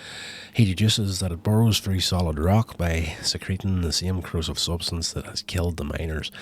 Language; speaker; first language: English; native; English